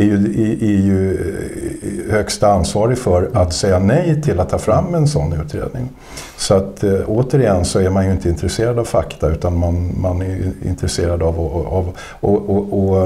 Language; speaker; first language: Swedish; native; Swedish